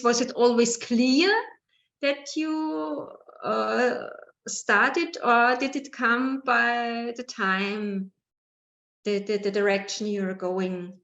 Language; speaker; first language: English; non-native, learner; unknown